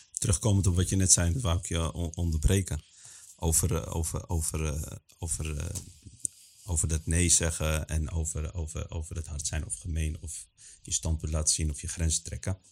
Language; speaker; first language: Dutch; early bilingual, other home language; Arabic